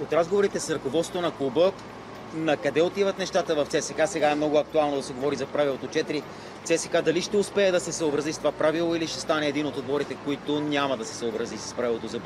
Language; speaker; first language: Bulgarian; native; Bulgarian